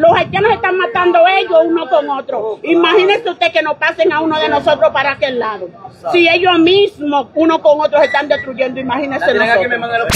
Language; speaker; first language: Spanish; native; Spanish